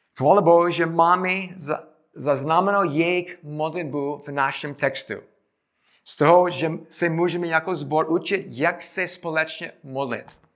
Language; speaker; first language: Czech; non-native, fluent; English